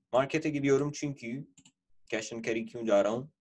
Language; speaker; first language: Turkish; non-native, fluent; Urdu